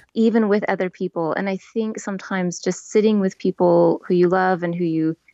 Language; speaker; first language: English; native; English